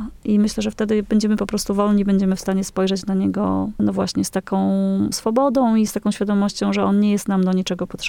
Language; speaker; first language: Polish; native; Polish